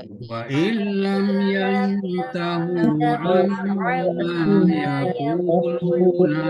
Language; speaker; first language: Arabic; non-native, learner; Indonesian